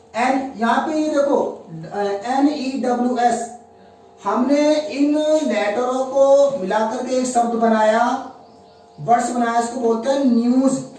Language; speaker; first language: Hindi; native; Hindi